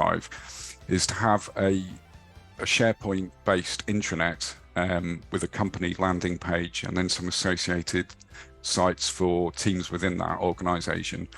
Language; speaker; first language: English; native; English